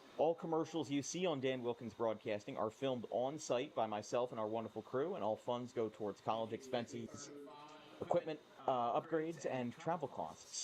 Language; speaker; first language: English; native; English